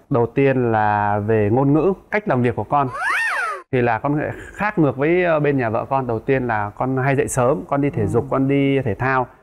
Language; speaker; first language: Vietnamese; non-native, local second language; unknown